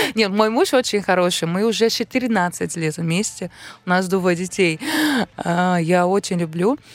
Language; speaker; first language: Russian; non-native, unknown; Portuguese